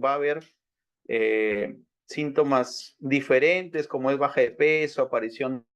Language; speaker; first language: Spanish; native; Spanish